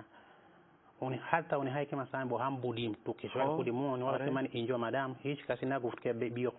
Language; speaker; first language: Persian; non-native, fluent; Nyanja